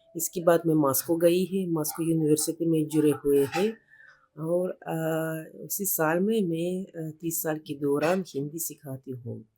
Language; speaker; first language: Hindi; non-native, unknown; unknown